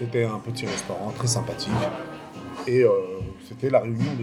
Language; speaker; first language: French; native; French